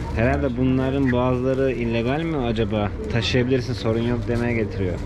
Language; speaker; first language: Turkish; native; Turkish